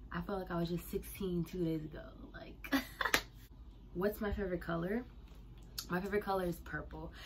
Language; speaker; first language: English; native; English